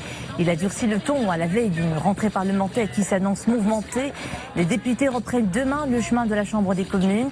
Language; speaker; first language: French; non-native, local second language; Arabic